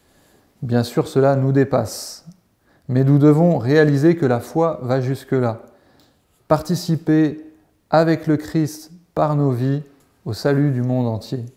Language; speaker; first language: French; native; French